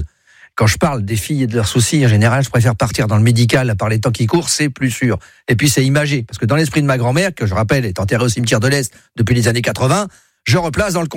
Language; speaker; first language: French; native; French